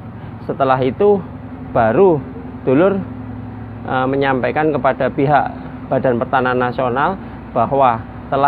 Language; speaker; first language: Indonesian; native; Indonesian